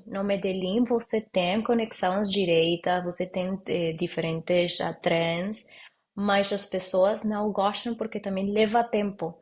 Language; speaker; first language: Portuguese; non-native, learner; Spanish